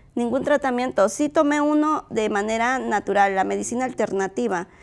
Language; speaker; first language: Spanish; native; Spanish